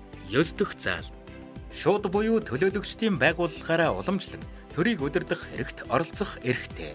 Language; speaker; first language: Mongolian; native; Mongolian